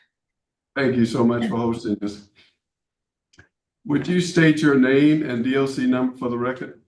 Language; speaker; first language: English; native; English